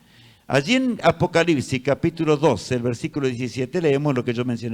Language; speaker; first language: Spanish; native; Spanish